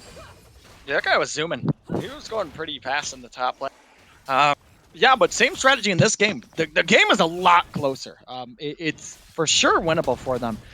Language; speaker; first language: English; native; English